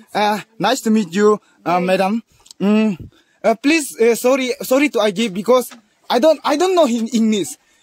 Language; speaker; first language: English; non-native, learner; Adi